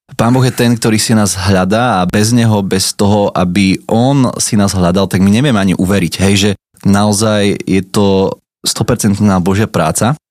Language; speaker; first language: Slovak; native; Slovak